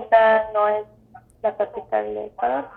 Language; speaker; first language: Spanish; native; Spanish